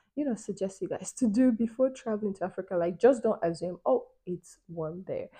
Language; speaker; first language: English; non-native, local second language; Yoruba